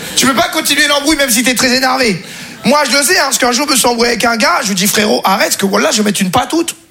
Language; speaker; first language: French; native; French